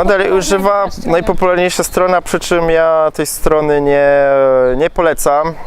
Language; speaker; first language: Polish; native; Polish